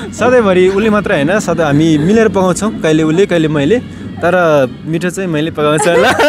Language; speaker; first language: Nepali; non-native, local second language; Eastern Tamang